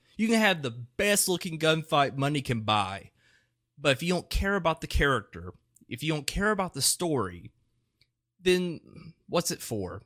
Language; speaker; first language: English; native; English